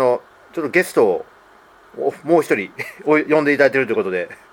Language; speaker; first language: Japanese; native; Japanese